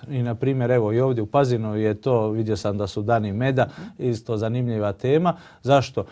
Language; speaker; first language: Croatian; early bilingual, heritage; Croatian